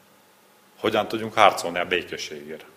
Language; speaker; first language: Hungarian; non-native, learner; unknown